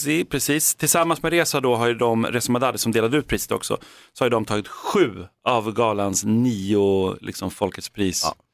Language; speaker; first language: Swedish; native; Swedish